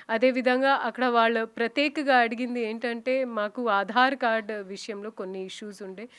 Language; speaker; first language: Telugu; non-native, fluent; Hindi